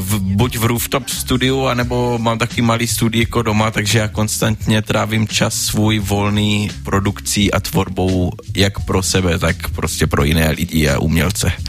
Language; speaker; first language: Czech; early bilingual, heritage; Czech